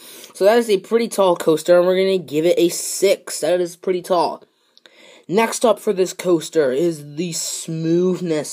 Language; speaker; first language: English; native; English